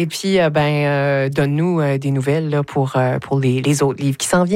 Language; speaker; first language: French; native; French